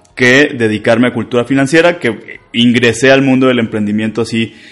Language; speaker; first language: Spanish; native; Spanish